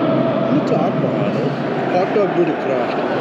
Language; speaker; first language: Ukrainian; non-native, learner; English